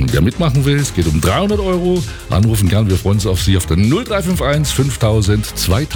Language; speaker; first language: German; native; German